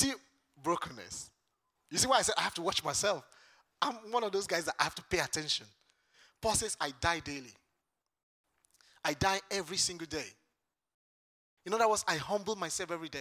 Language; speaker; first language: English; non-native, local second language; Yoruba